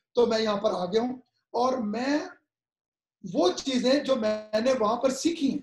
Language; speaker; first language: Urdu; native; Urdu